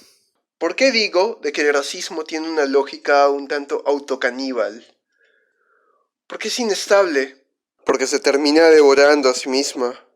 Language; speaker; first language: Spanish; native; Spanish